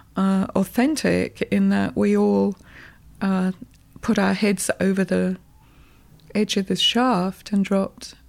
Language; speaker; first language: English; native; English